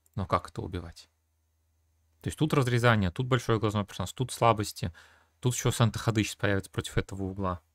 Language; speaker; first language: Russian; native; Russian